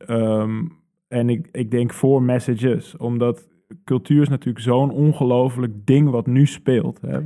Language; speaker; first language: Dutch; native; Dutch